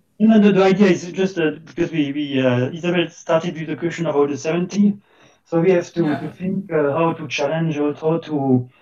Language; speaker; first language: English; non-native, fluent; French